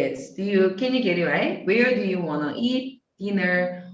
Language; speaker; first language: English; non-native, fluent; Korean